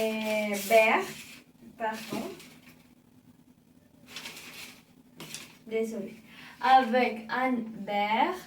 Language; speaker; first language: French; non-native, learner; Spanish